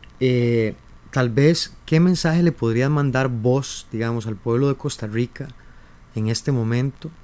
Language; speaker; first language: Spanish; native; Spanish